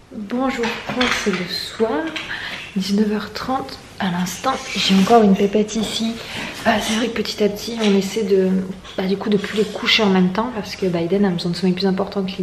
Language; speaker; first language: French; native; French